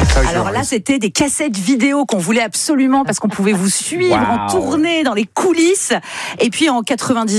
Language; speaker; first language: French; native; French